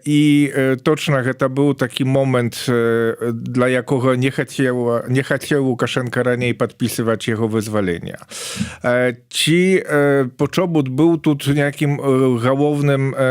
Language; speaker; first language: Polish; non-native, learner; Belarusian